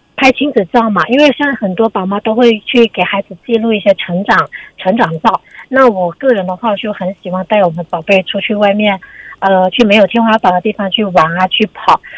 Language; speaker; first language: Chinese; native; Chinese